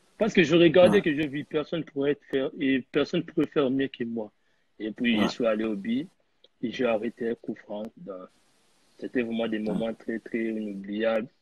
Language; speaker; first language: French; non-native, local second language; Lingala